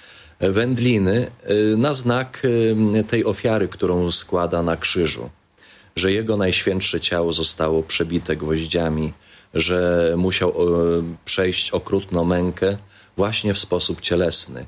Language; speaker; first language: Polish; native; Polish